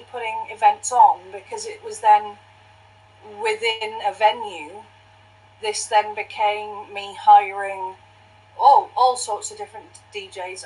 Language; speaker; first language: English; native; English